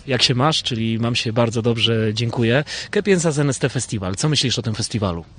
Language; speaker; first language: Polish; native; Polish